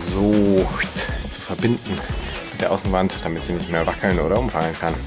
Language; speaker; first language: German; native; German